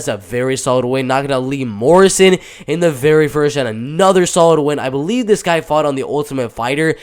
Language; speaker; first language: English; native; English